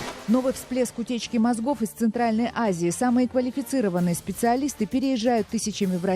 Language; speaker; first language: Russian; native; Russian